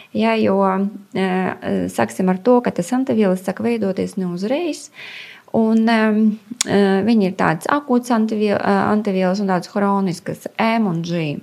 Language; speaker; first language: Latvian; non-native, local second language; Russian